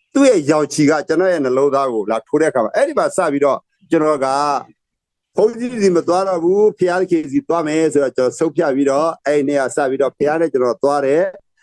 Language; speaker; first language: Burmese; non-native, local second language; S'gaw Karen